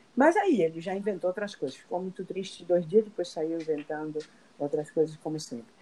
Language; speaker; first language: Portuguese; non-native, fluent; Spanish